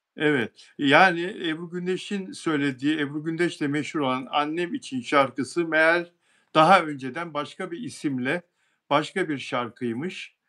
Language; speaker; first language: Turkish; native; Turkish